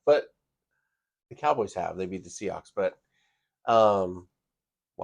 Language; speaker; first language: English; native; English